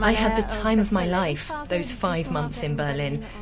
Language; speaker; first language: English; non-native, fluent; Turkish